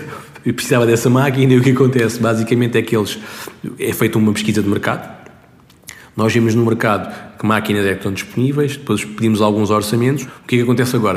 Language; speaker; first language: Portuguese; early bilingual, other home language; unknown